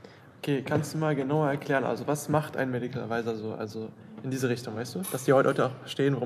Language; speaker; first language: German; native; German